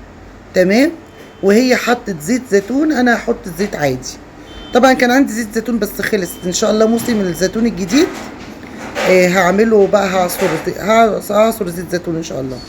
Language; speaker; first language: Arabic; native; Arabic